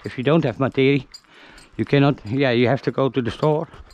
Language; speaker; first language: English; non-native, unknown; Dutch